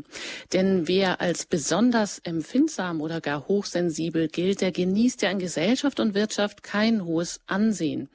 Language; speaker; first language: German; native; German